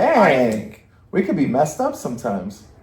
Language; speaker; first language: English; native; English